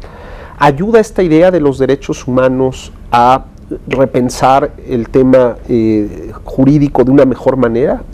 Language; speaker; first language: Spanish; native; Spanish